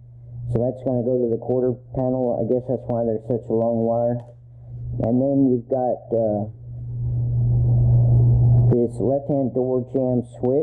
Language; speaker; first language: English; native; English